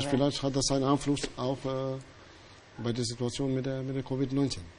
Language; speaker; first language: German; non-native, fluent; Albanian